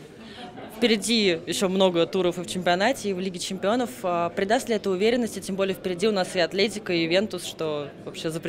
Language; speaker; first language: Russian; native; Russian